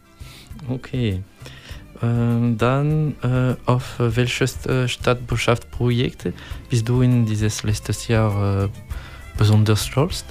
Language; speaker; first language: German; non-native, learner; English